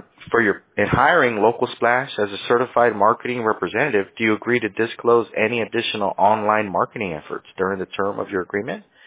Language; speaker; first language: English; early bilingual, other home language; Spanish